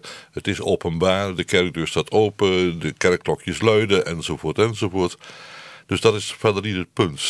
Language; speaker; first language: Dutch; native; Dutch